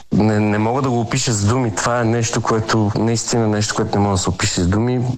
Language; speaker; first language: Bulgarian; native; Bulgarian